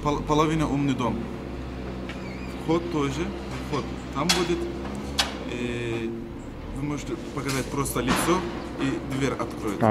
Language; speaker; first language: Russian; non-native, learner; Turkish